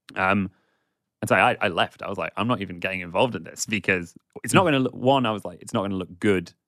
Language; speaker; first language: English; native; English